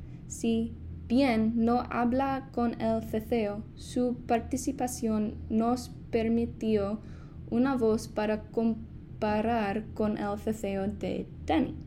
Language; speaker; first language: Spanish; non-native, fluent; English